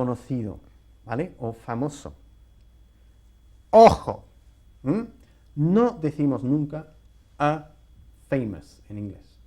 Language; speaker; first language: Spanish; non-native, fluent; English